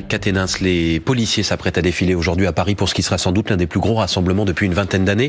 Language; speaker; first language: French; native; French